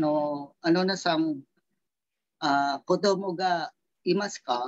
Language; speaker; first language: Japanese; non-native, learner; Filipino